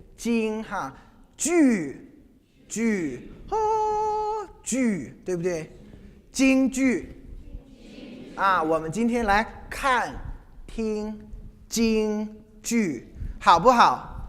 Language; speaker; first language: Chinese; non-native, fluent; English